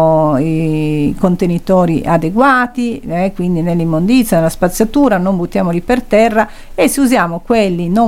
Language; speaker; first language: Italian; native; Italian